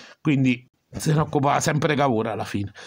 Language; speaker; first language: Italian; native; Italian